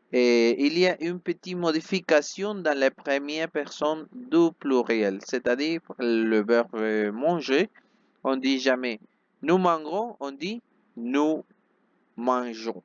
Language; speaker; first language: French; non-native, fluent; Spanish